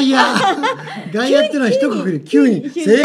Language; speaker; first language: Japanese; native; Japanese